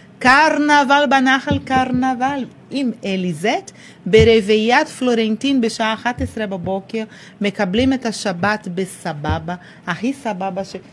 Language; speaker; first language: Hebrew; non-native, fluent; Portuguese